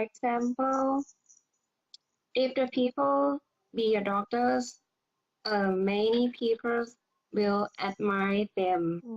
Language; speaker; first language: English; non-native, learner; Thai